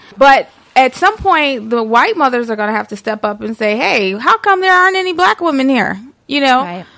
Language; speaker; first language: English; native; English